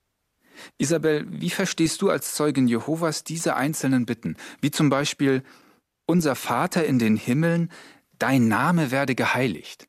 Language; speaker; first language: German; native; German